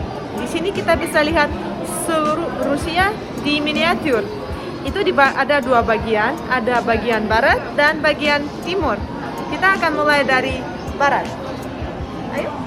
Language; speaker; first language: Indonesian; non-native, fluent; Russian